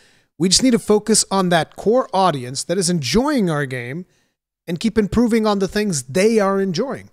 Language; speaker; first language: English; native; English